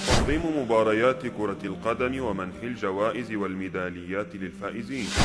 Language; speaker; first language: Arabic; non-native, fluent; Urdu